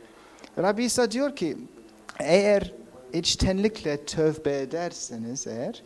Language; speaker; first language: Turkish; non-native, fluent; English